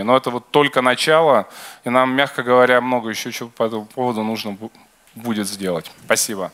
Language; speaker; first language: Russian; native; Russian